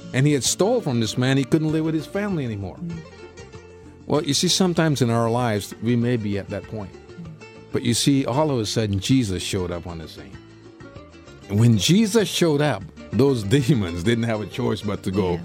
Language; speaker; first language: English; native; English